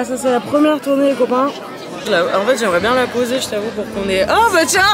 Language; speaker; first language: French; native; French